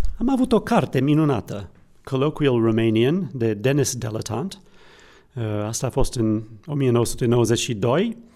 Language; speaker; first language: Romanian; non-native, fluent; English